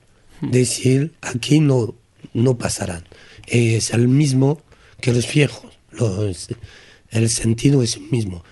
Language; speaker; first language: Spanish; non-native, learner; French